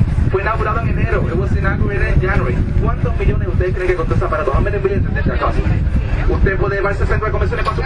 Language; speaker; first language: Spanish; native; Spanish